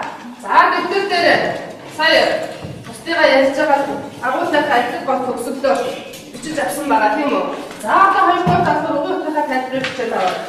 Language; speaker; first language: Mongolian; native; Mongolian